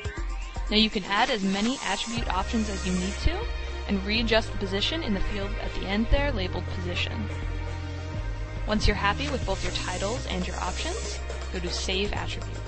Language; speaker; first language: English; native; English